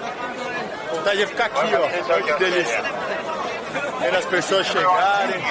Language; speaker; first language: Portuguese; native; Portuguese